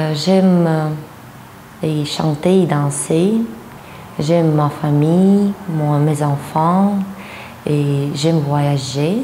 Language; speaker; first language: French; non-native, learner; Russian